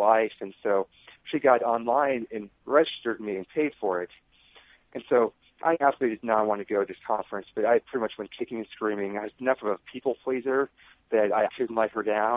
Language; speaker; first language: English; native; English